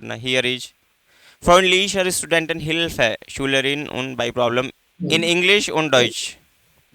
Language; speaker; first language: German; non-native, fluent; Hindi